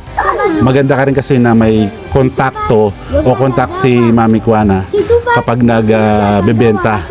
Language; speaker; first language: Filipino; non-native, local second language; Pampanga